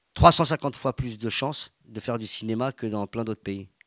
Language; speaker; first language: French; native; French